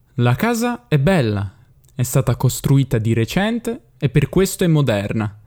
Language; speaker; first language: Italian; native; Italian